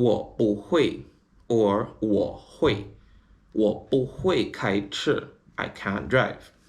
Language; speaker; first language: Chinese; non-native, learner; English